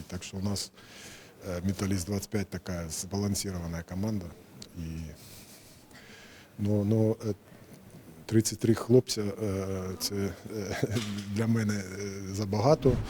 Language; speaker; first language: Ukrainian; non-native, local second language; Russian